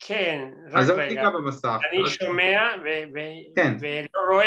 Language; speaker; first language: Hebrew; non-native, fluent; Spanish